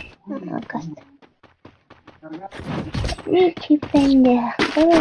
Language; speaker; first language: Spanish; native; Spanish